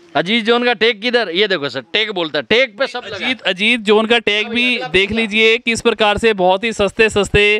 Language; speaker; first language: Hindi; native; Hindi